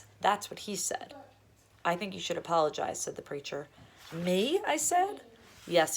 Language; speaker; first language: English; native; English